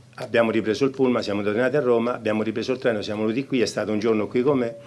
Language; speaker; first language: Italian; native; Italian